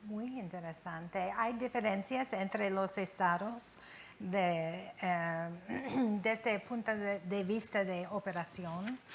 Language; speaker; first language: Spanish; non-native, fluent; English